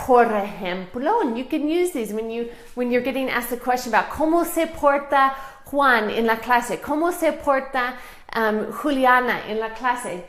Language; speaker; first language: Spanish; non-native, fluent; English